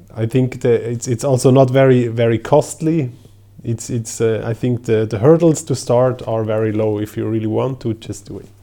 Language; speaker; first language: English; non-native, fluent; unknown